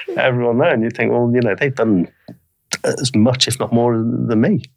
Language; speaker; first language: English; native; English